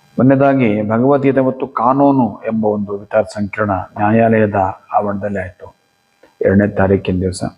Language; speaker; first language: Kannada; native; Kannada